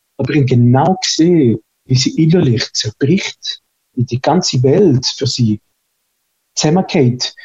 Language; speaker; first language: German; early bilingual, other home language; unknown